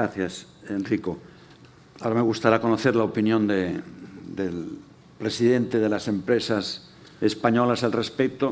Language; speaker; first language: Spanish; native; Spanish